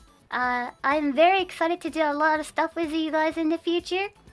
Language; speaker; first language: English; non-native, fluent; Japanese